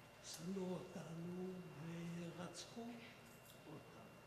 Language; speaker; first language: Hebrew; non-native, fluent; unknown